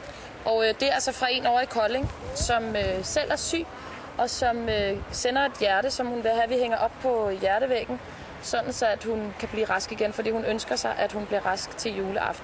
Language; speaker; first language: Danish; native; Danish